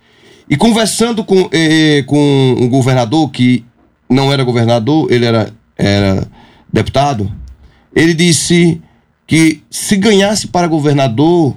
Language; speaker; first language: Portuguese; native; Portuguese